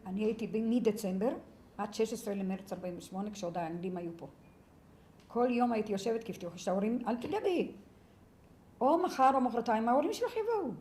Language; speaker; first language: Hebrew; early bilingual, other home language; Yiddish